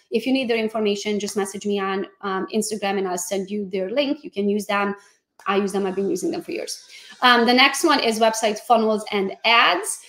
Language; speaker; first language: English; non-native, fluent; Hungarian